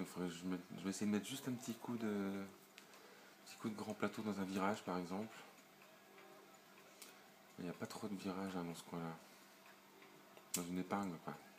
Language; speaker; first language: French; native; French